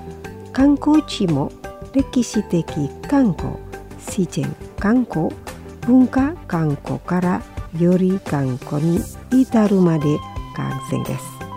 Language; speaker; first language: Japanese; non-native, fluent; Indonesian